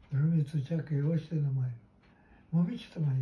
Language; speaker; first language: Bulgarian; non-native, local second language; Turkish